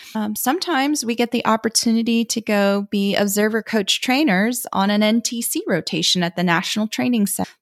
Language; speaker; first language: English; early bilingual, other home language; German